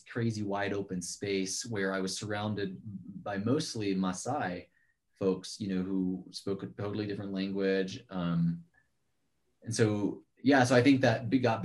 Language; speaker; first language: English; native; English